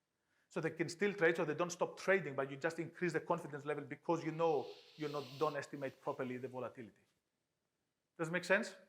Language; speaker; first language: English; non-native, fluent; Greek